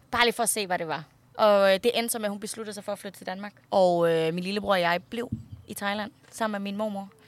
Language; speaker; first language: Danish; early bilingual, other home language; Thai